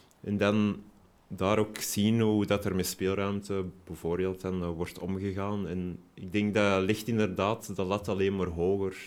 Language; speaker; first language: Dutch; native; Dutch